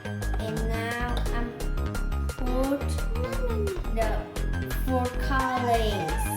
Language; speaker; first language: English; non-native, learner; Vietnamese